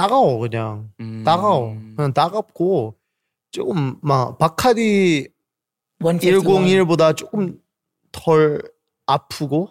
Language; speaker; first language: Korean; early bilingual, heritage; Korean